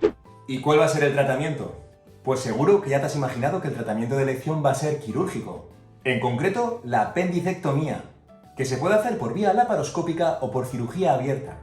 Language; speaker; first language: Spanish; native; Spanish